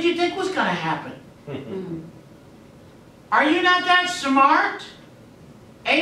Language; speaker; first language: English; native; English